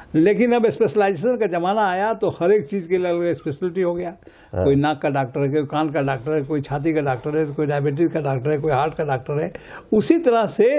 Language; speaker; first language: Hindi; native; Hindi